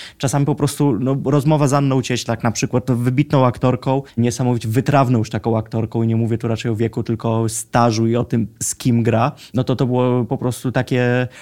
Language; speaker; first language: Polish; native; Polish